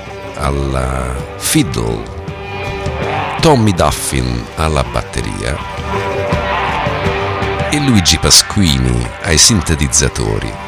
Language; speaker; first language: Italian; native; Italian